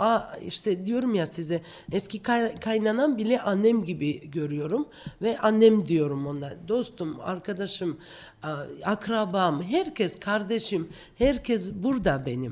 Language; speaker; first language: Turkish; non-native, fluent; Georgian